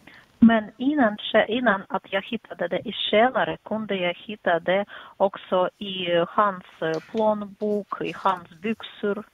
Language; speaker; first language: Swedish; non-native, fluent; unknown